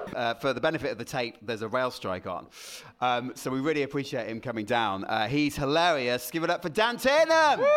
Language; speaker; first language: English; native; English